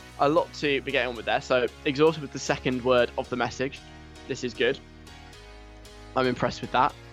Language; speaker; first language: English; native; English